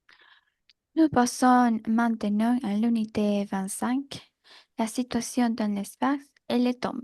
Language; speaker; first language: French; non-native, learner; Spanish